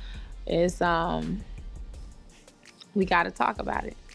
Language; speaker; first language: English; native; English